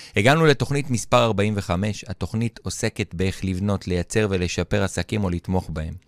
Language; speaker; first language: Hebrew; native; Hebrew